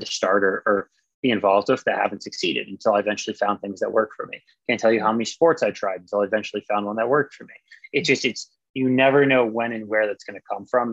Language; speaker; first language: English; native; English